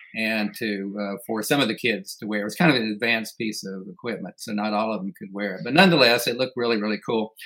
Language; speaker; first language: English; native; English